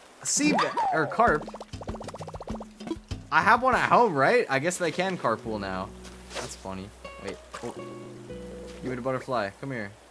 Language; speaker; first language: English; native; English